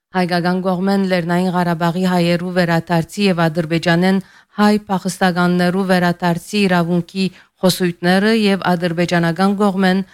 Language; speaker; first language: Armenian; early bilingual, heritage; Armenian